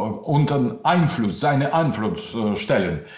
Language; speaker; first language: German; non-native, learner; Russian